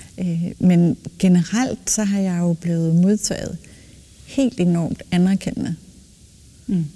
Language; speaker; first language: Danish; native; Danish